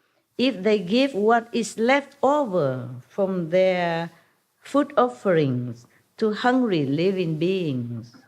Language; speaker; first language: English; non-native, fluent; Vietnamese